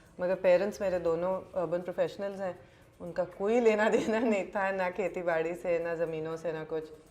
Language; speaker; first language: Urdu; native; Urdu